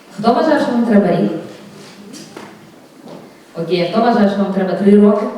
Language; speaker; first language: Ukrainian; native; Ukrainian